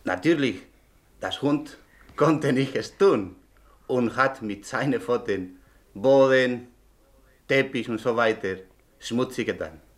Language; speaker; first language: German; non-native, learner; Spanish